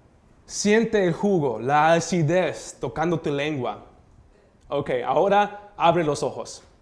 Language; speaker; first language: Spanish; early bilingual, heritage; Spanish